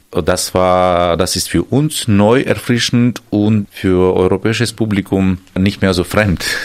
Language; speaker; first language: German; non-native, fluent; Armenian